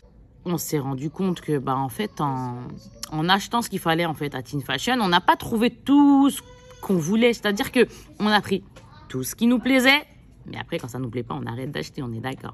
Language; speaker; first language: French; native; French